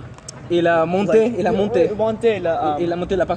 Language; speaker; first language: French; non-native, learner; English